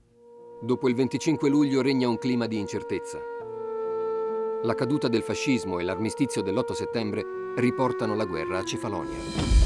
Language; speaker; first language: Italian; native; Italian